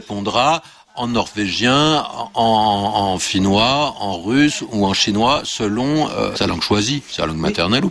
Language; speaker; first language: French; native; French